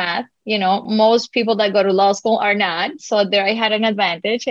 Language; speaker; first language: English; non-native, fluent; Spanish